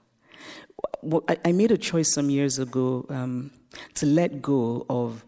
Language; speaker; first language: English; non-native, local second language; Igbo